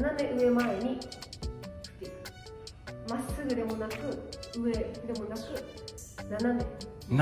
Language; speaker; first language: Japanese; native; Japanese